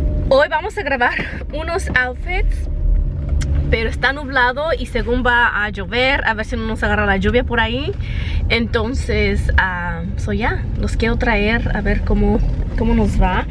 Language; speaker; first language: Spanish; native; Spanish